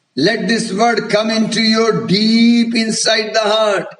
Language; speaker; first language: English; non-native, local second language; Hindi